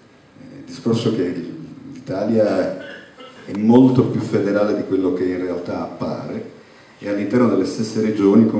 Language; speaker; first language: Italian; native; Italian